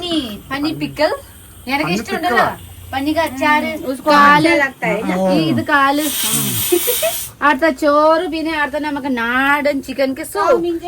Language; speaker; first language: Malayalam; non-native, learner; Nepali